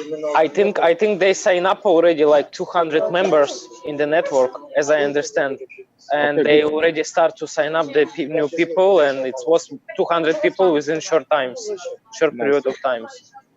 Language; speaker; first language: English; non-native, fluent; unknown